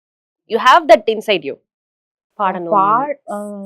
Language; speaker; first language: Tamil; native; Tamil